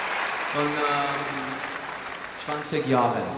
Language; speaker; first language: German; non-native, learner; English